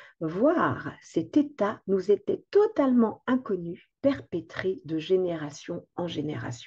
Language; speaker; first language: French; native; French